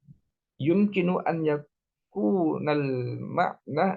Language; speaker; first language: Arabic; non-native, learner; Indonesian